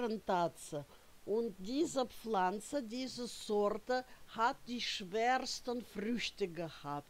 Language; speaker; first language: German; non-native, fluent; Russian